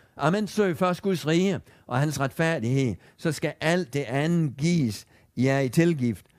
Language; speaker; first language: Danish; native; Danish